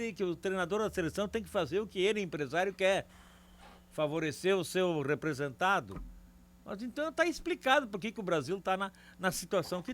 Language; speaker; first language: Portuguese; native; Portuguese